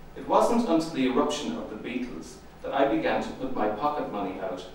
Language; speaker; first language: English; native; English